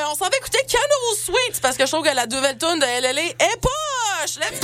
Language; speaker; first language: French; native; French